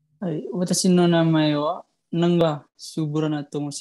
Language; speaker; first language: Japanese; non-native, learner; Indonesian